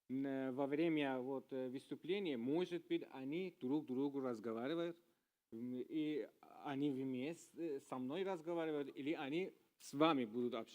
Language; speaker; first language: Russian; non-native, learner; Persian